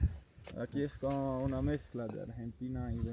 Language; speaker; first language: Spanish; non-native, learner; Estonian